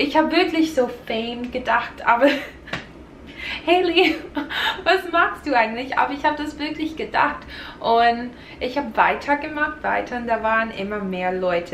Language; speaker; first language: German; non-native, fluent; English